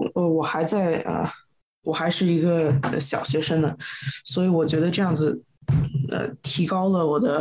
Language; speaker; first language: Chinese; early bilingual, heritage; Chinese